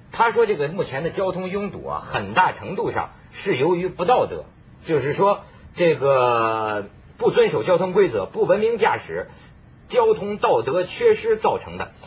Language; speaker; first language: Chinese; native; Chinese